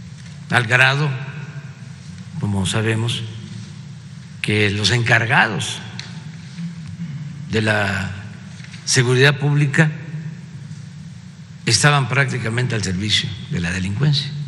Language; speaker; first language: Spanish; native; Spanish